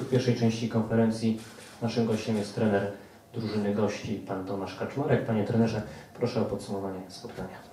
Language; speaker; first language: Polish; native; Polish